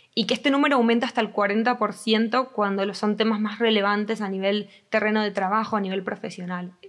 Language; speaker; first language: Spanish; native; Spanish